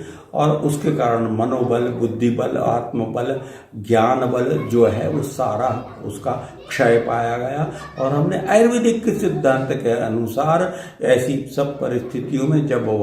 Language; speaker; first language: Hindi; native; Hindi